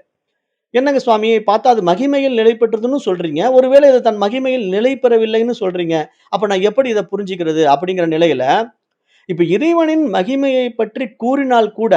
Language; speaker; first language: Tamil; native; Tamil